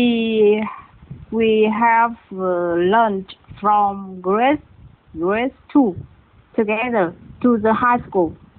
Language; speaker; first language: English; non-native, learner; Vietnamese